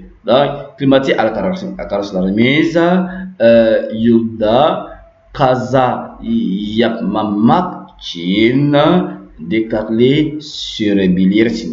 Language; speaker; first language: Turkish; non-native, fluent; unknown